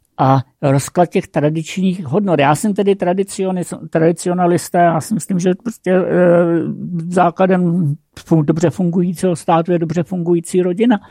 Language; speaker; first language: Czech; native; Czech